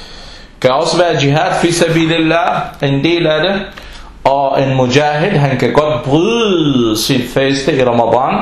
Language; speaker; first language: Danish; non-native, fluent; Arabic